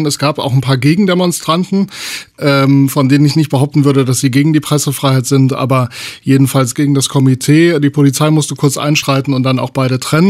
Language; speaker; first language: German; native; German